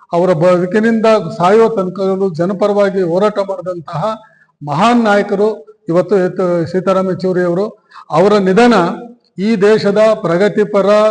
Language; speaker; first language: Kannada; native; Kannada